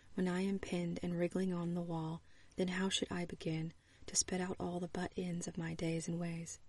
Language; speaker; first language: English; native; English